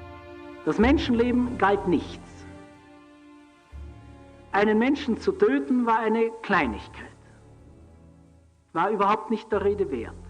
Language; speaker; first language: German; non-native, fluent; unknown